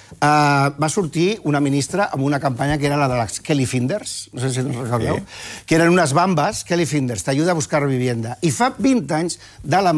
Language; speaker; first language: Catalan; native; Catalan